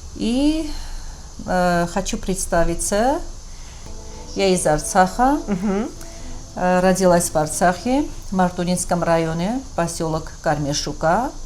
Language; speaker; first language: Russian; non-native, local second language; Armenian